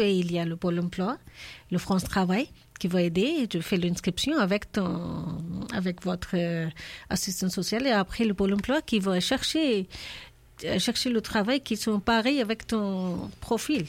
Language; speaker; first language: French; non-native, learner; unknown